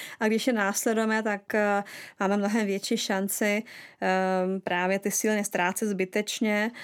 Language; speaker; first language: Czech; non-native, fluent; Russian